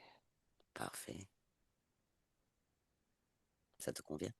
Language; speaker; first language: French; native; French